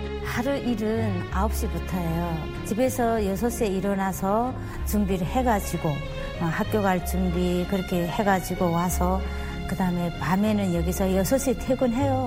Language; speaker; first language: Korean; native; Korean